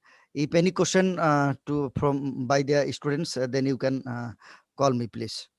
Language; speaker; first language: English; non-native, learner; Bangla